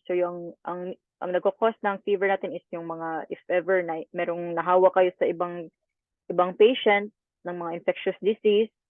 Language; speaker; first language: Filipino; native; Filipino